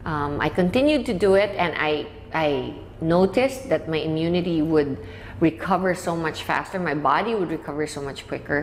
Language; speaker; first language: English; non-native, local second language; Filipino